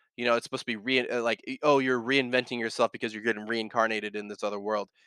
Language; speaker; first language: English; native; English